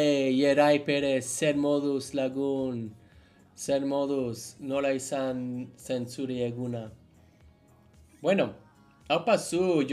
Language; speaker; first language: Basque; non-native, learner; English